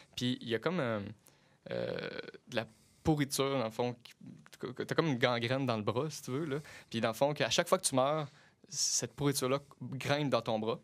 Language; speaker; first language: French; native; French